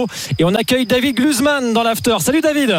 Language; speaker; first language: French; native; French